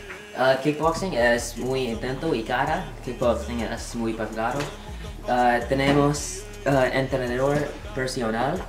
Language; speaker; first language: Spanish; non-native, learner; English